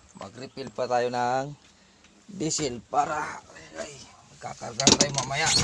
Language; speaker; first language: Filipino; non-native, local second language; Cebuano